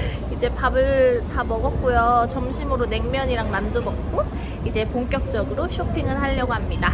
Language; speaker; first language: Korean; early bilingual, heritage; Korean